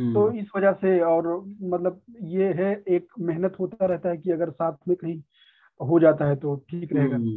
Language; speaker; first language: Hindi; native; Hindi